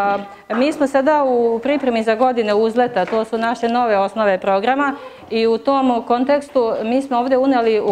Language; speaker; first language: Serbian; native; Serbian